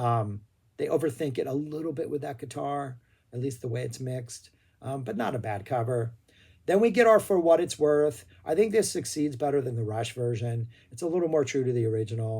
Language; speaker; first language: English; native; English